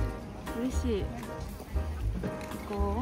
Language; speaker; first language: Japanese; native; Japanese